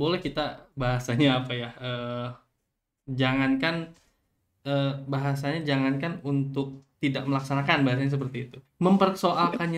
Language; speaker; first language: Indonesian; native; Indonesian